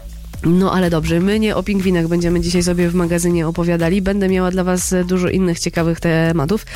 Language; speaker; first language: Polish; native; Polish